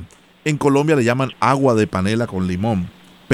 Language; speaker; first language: Spanish; native; Spanish